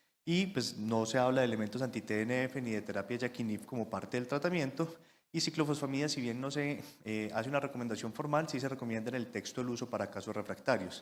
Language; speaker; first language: Spanish; native; Spanish